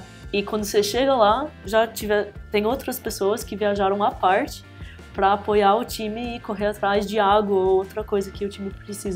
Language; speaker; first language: Portuguese; early bilingual, heritage; English